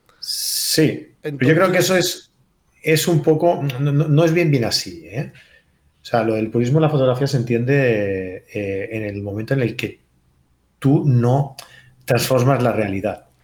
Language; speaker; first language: Spanish; native; Spanish